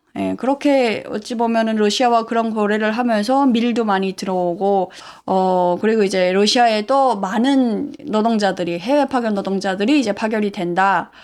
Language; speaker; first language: Korean; native; Korean